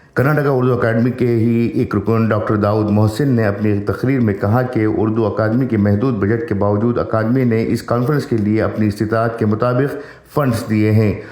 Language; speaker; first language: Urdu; native; Urdu